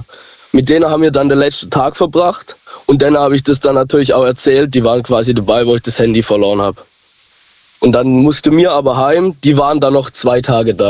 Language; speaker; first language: German; native; German